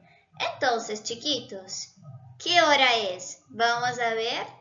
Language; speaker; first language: Spanish; non-native, fluent; Portuguese